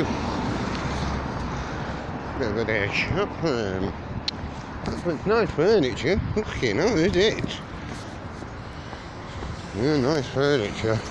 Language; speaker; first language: English; native; English